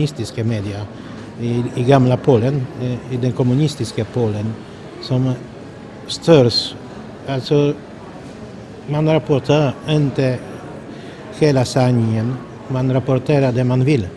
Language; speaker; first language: Swedish; non-native, fluent; Polish